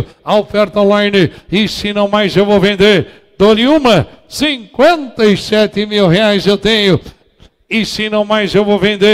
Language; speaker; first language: Portuguese; native; Portuguese